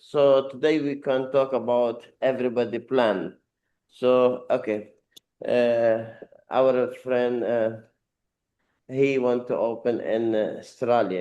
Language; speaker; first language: English; non-native, learner; Arabic